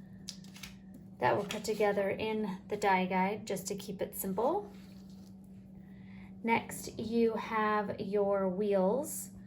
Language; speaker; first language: English; native; English